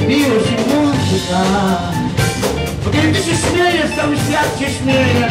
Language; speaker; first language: Polish; non-native, fluent; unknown